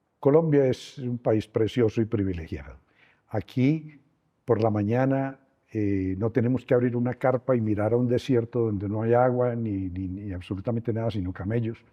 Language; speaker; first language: Spanish; native; Spanish